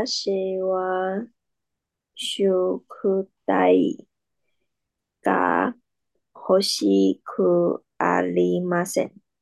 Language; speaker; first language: Japanese; non-native, learner; Chinese